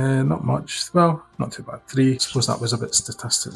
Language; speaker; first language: English; native; English